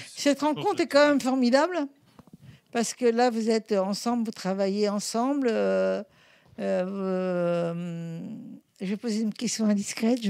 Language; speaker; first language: French; native; French